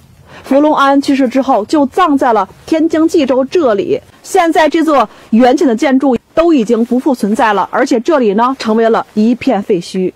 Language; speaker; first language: Chinese; native; Chinese